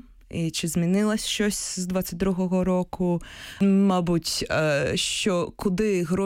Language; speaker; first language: Ukrainian; early bilingual, heritage; Ukrainian